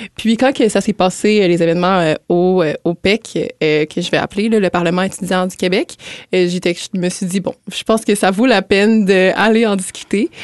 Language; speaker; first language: French; native; French